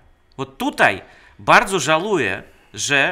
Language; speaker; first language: Polish; non-native, fluent; Russian